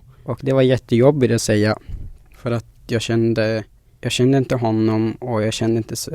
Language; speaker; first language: Swedish; non-native, fluent; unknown